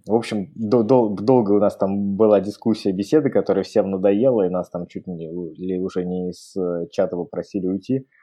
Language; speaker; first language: Russian; native; Russian